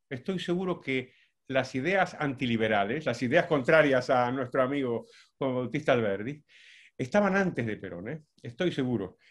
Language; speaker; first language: Spanish; native; Spanish